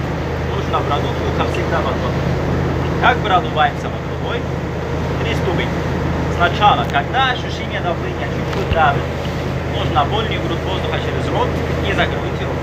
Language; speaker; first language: Russian; non-native, learner; Arabic